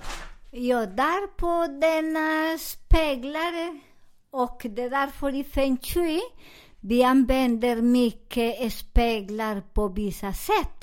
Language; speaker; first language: Swedish; non-native, learner; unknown